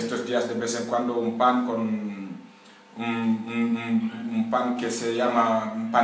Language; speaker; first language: Spanish; non-native, learner; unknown